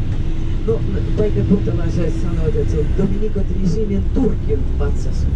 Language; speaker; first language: Finnish; non-native, fluent; Russian